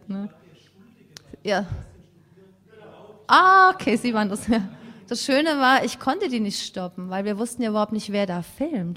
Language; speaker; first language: German; native; German